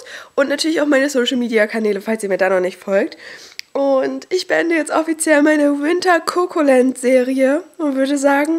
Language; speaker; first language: German; native; German